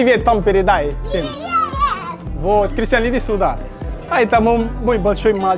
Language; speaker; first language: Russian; non-native, learner; Portuguese